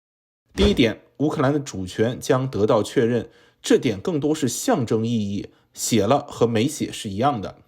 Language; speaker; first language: Chinese; native; Chinese